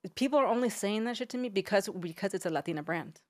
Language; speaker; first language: English; native; English